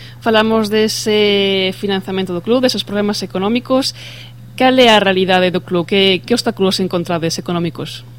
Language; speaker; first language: Galician; native; Galician